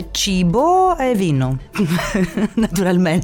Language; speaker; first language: Italian; non-native, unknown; Greek